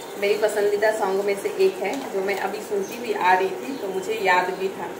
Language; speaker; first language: Hindi; non-native, local second language; Bangla